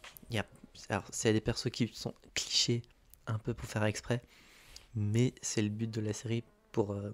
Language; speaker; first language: French; native; French